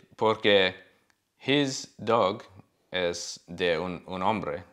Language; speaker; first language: Spanish; non-native, learner; English